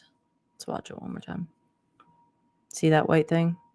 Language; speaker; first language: English; native; English